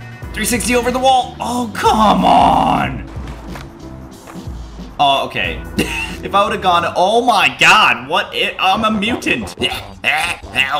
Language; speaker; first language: English; native; English